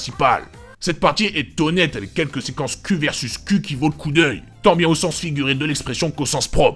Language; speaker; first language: French; native; French